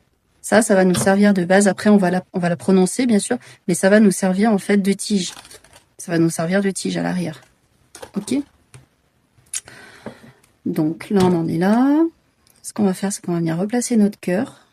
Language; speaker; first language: French; native; French